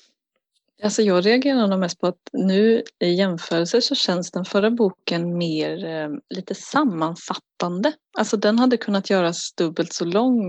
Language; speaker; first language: Swedish; native; Swedish